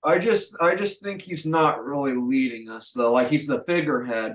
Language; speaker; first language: English; native; English